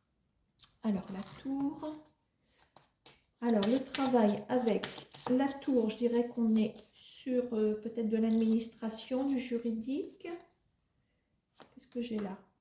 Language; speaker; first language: French; native; French